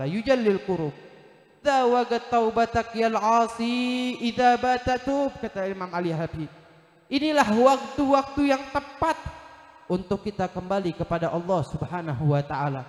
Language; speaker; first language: Indonesian; native; Indonesian